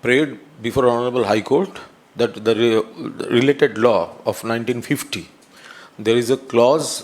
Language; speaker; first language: English; non-native, local second language; Bangla